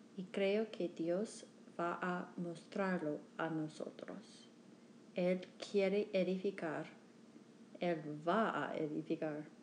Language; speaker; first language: Spanish; non-native, learner; English